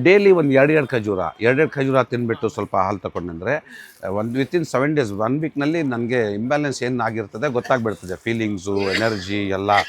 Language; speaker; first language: Kannada; non-native, local second language; Urdu